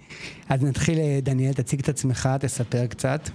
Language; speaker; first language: Hebrew; native; Hebrew